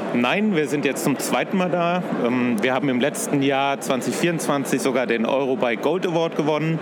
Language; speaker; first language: German; native; German